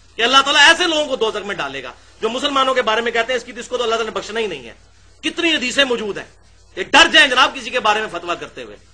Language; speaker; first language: Urdu; non-native, local second language; Punjabi